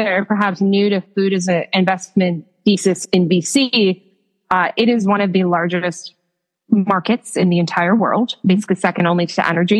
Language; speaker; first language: English; native; English